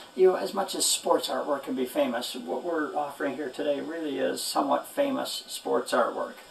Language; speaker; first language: English; native; English